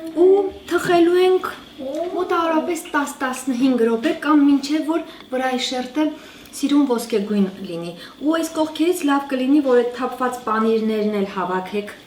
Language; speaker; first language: Armenian; native; Armenian